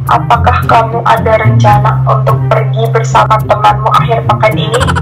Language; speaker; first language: Indonesian; native; Indonesian